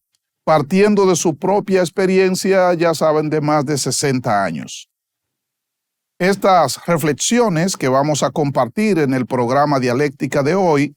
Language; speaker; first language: Spanish; native; Spanish